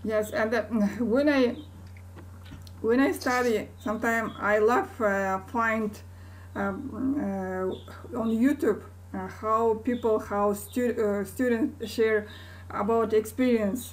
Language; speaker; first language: English; non-native, learner; Kazakh